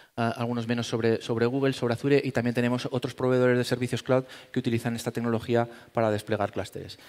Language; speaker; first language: Spanish; native; Spanish